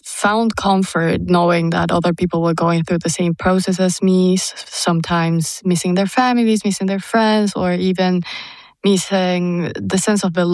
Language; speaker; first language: English; non-native, fluent; Spanish